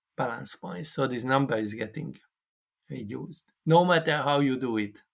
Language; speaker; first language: English; non-native, fluent; Hungarian